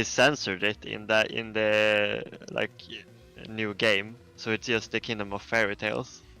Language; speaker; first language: English; non-native, fluent; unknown